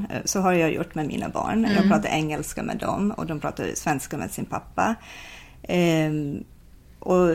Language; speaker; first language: Swedish; non-native, fluent; English